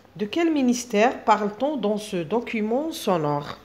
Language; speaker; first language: French; non-native, local second language; Arabic